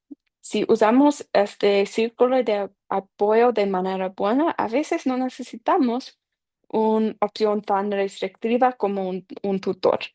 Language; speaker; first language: Spanish; non-native, fluent; English